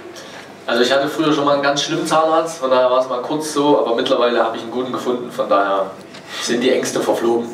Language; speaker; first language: German; native; German